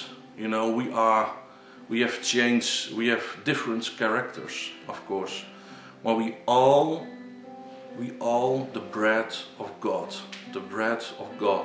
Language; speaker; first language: English; non-native, learner; Dutch